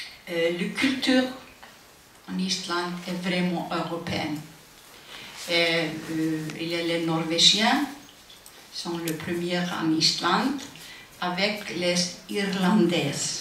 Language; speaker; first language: French; non-native, fluent; Icelandic